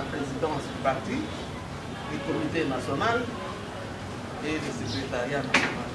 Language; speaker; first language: French; non-native, local second language; Lingala